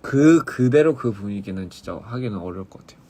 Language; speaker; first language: Korean; early bilingual, other home language; English